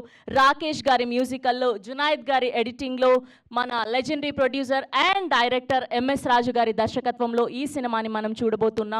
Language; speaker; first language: Telugu; native; Telugu